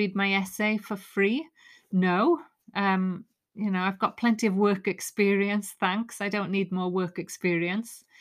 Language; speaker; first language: English; native; English